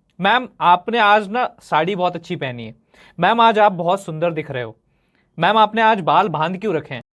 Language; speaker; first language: Hindi; native; Hindi